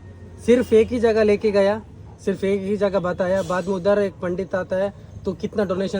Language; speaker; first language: Hindi; non-native, local second language; Kannada